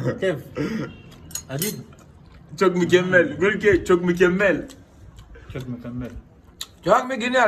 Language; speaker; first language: Turkish; non-native, fluent; Arabic